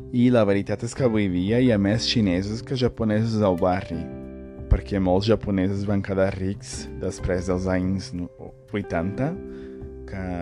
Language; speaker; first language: Catalan; non-native, fluent; Portuguese